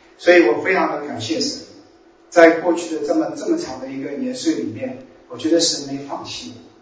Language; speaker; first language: Chinese; native; Chinese